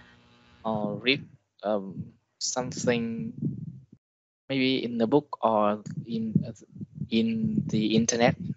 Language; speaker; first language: English; non-native, learner; Vietnamese